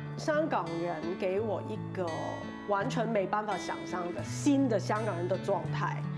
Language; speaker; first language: Chinese; non-native, local second language; Cantonese